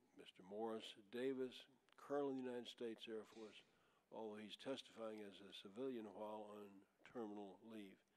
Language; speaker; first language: English; native; English